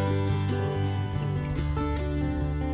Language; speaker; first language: English; non-native, learner; Vietnamese